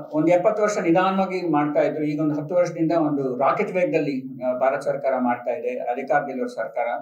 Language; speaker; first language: Kannada; non-native, local second language; Telugu